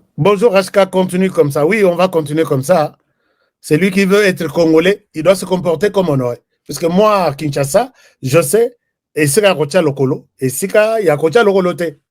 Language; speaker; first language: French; non-native, local second language; Lingala